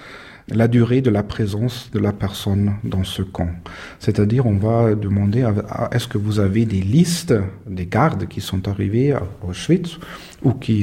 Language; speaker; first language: French; non-native, fluent; German